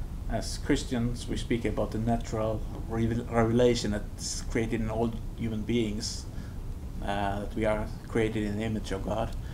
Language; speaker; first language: English; non-native, fluent; Norwegian